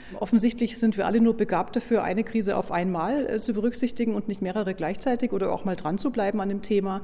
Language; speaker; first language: German; native; German